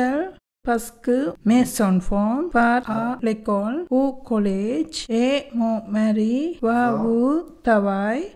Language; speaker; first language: French; non-native, learner; Tamil